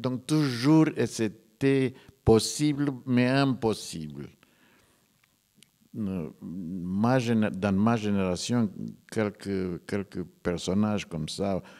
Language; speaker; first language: French; non-native, fluent; Romanian